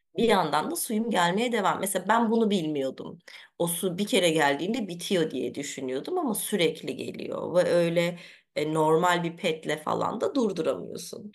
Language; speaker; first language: Turkish; early bilingual, heritage; Turkish